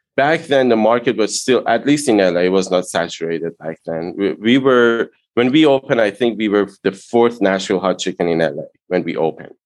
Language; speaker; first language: English; non-native, fluent; Persian